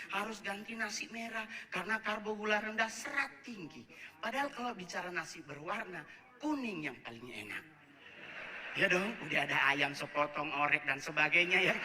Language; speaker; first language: Indonesian; native; Indonesian